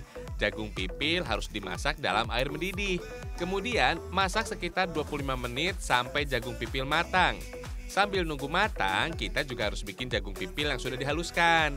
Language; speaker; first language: Indonesian; native; Indonesian